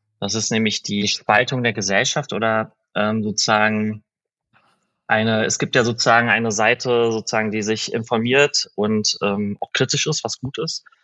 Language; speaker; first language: German; early bilingual, other home language; Persian